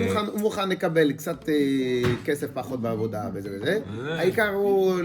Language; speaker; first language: Hebrew; non-native, fluent; French